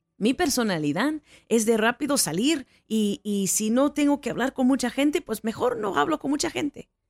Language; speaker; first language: Spanish; early bilingual, heritage; Spanish